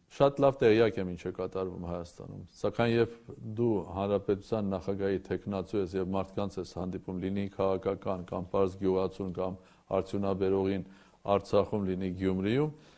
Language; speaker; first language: Armenian; native; Armenian